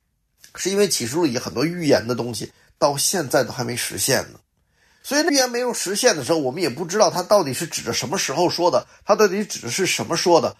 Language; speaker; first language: Chinese; native; Chinese